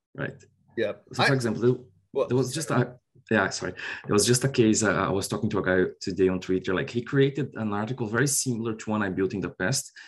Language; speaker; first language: English; non-native, fluent; Portuguese